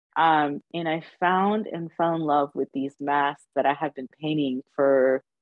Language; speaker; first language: English; early bilingual, other home language; Spanish